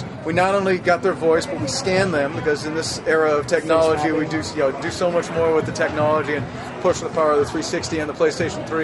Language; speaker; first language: English; native; English